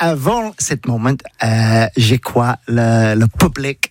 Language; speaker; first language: French; non-native, learner; English